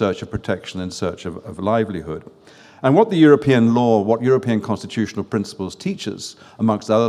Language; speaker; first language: English; non-native, fluent; French